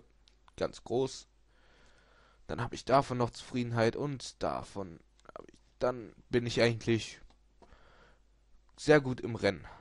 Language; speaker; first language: German; native; German